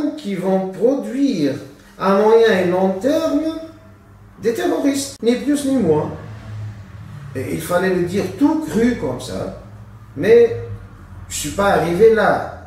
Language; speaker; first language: French; non-native, local second language; Arabic